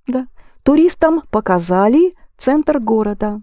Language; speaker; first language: Russian; non-native, fluent; English